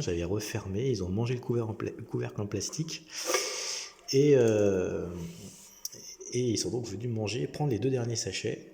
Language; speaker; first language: French; native; French